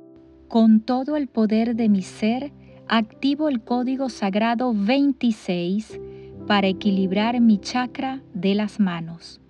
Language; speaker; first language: Spanish; native; Spanish